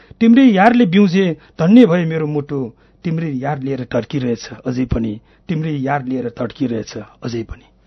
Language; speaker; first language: Nepali; non-native, local second language; Newari